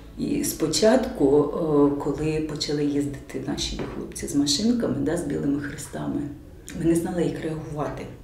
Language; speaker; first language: Ukrainian; native; Ukrainian